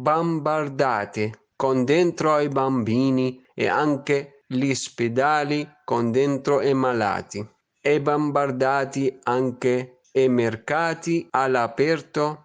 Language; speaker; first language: Italian; non-native, fluent; Arabic